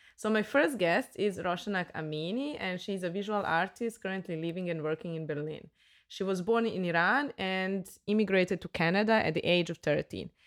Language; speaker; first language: English; non-native, fluent; Serbian